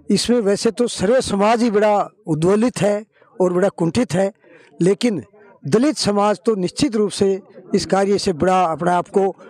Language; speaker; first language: Hindi; native; Hindi